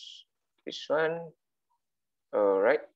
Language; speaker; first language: English; non-native, learner; Indonesian